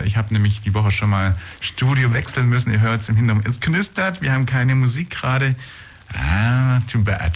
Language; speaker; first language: German; native; German